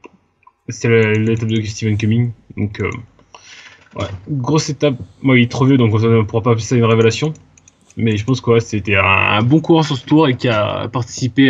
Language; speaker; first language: French; native; French